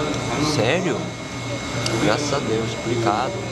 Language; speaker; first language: Portuguese; non-native, learner; Korean